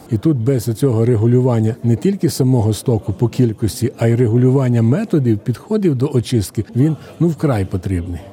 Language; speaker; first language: Ukrainian; native; Ukrainian